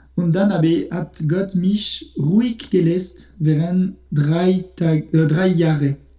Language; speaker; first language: German; non-native, local second language; French